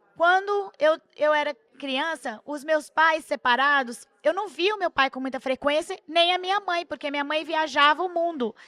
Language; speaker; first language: Portuguese; early bilingual, heritage; Portuguese